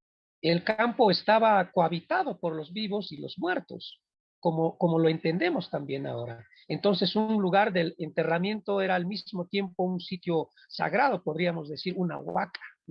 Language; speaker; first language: Spanish; non-native, local second language; Quechua